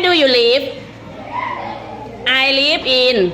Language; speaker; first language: English; non-native, fluent; Thai